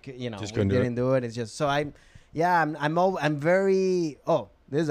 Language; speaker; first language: English; non-native, fluent; Spanish